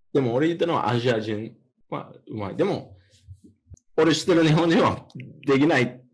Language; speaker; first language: Japanese; non-native, fluent; English